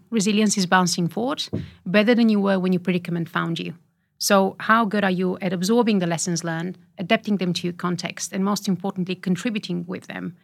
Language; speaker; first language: English; non-native, fluent; Bulgarian